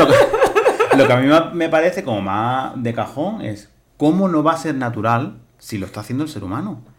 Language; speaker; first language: Spanish; native; Spanish